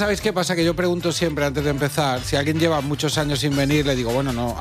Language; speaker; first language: Spanish; native; Spanish